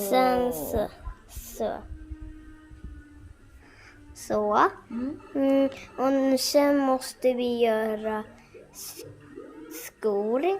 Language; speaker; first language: Swedish; early bilingual, other home language; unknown